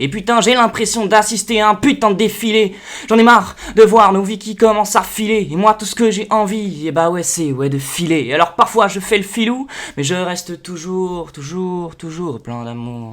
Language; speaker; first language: French; native; French